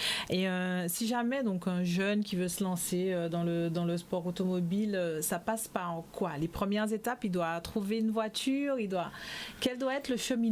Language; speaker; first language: French; native; French